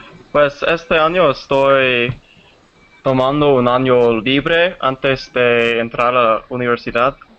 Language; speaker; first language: Spanish; non-native, fluent; English